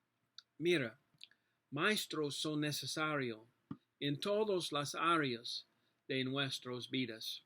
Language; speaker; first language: Spanish; non-native, learner; English